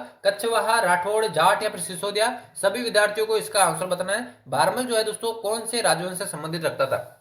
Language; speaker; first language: Hindi; native; Hindi